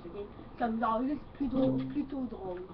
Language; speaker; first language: French; native; French